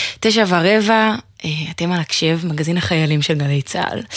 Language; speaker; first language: Hebrew; native; Hebrew